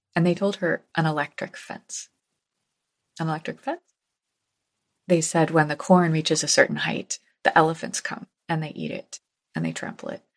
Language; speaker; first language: English; native; English